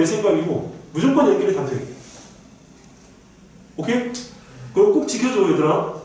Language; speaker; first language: Korean; native; Korean